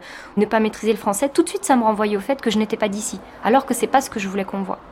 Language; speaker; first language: French; early bilingual, other home language; Tamil